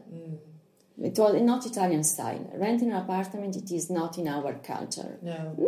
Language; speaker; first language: English; non-native, learner; Italian